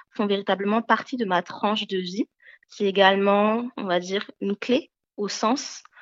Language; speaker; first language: French; early bilingual, other home language; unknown